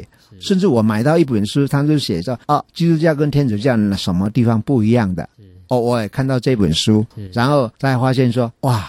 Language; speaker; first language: Chinese; native; Chinese